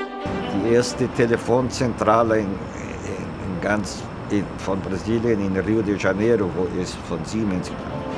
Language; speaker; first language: German; non-native, fluent; Portuguese